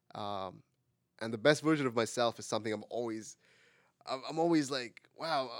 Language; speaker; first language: English; non-native, local second language; Marathi